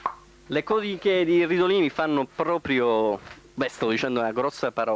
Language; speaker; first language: Italian; native; Italian